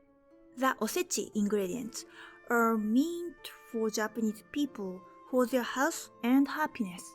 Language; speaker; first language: English; non-native, fluent; Japanese